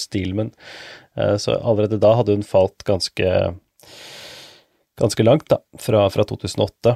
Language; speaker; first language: Norwegian; native; Norwegian